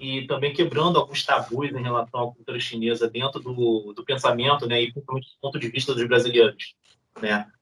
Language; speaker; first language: Portuguese; native; Portuguese